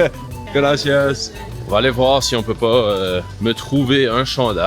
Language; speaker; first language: French; native; French